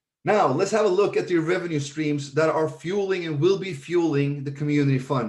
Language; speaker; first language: English; non-native, fluent; Swedish